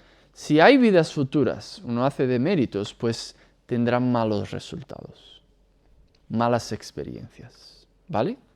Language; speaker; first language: Spanish; non-native, fluent; Portuguese